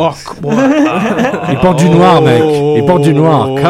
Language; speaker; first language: French; native; French